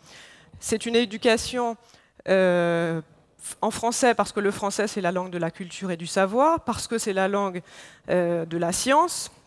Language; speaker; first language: French; non-native, local second language; Haitian Creole